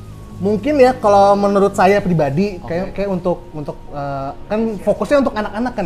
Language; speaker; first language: Indonesian; native; Indonesian